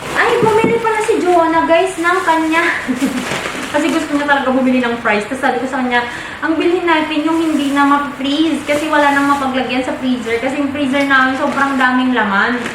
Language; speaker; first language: Filipino; non-native, local second language; Iloko